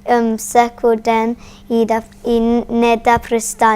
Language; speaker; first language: Macedonian; early bilingual, heritage; Macedonian